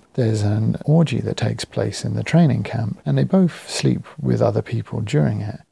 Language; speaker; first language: English; native; English